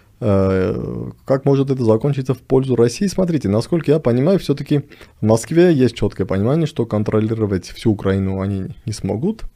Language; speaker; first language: Russian; non-native, local second language; Armenian